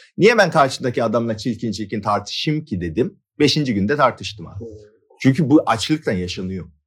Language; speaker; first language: Turkish; non-native, fluent; Korean